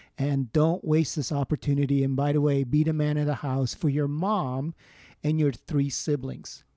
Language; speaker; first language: English; early bilingual, other home language; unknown